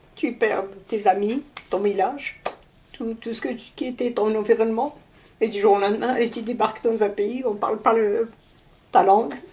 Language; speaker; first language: French; early bilingual, other home language; Arabic